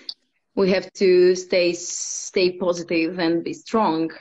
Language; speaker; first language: English; non-native, fluent; Polish